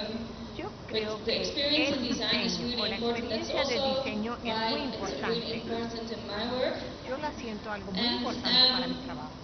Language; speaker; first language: Spanish; non-native, fluent; Dutch